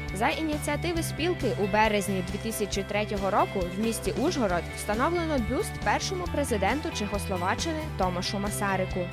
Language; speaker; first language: Ukrainian; native; Ukrainian